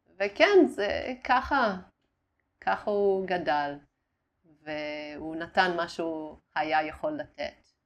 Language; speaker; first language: Hebrew; non-native, fluent; Italian